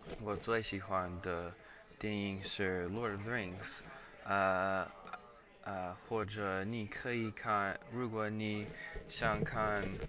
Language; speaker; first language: Chinese; non-native, learner; English